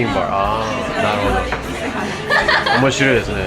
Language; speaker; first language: Japanese; non-native, learner; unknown